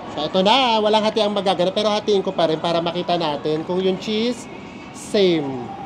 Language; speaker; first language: Filipino; native; Filipino